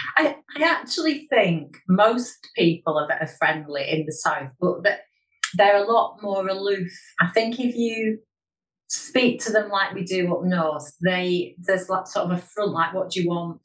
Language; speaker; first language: English; native; English